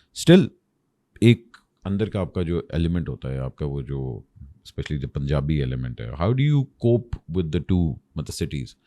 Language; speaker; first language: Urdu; non-native, local second language; Punjabi